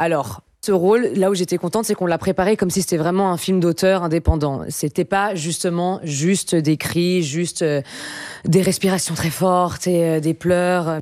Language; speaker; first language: French; native; French